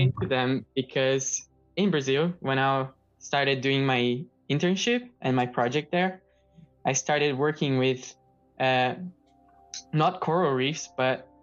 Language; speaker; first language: English; non-native, fluent; Portuguese